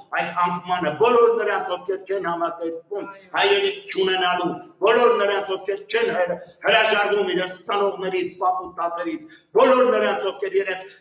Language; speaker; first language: Armenian; native; Armenian